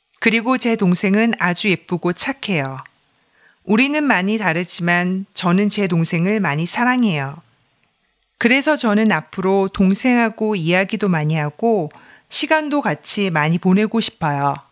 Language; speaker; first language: Korean; non-native, learner; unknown